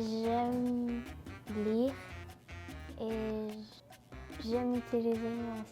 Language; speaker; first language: French; non-native, learner; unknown